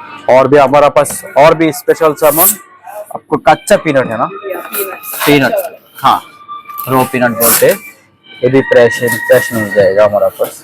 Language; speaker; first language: Hindi; non-native, fluent; Malayalam